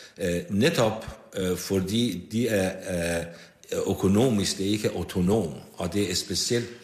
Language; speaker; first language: Danish; non-native, fluent; Persian